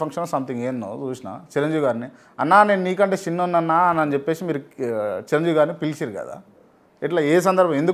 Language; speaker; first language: Telugu; native; Telugu